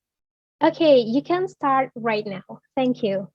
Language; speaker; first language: English; non-native, learner; Indonesian